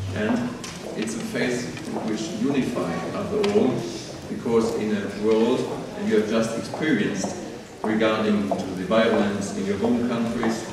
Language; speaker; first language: English; non-native, fluent; German